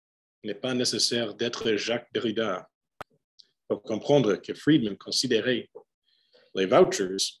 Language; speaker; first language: French; non-native, fluent; English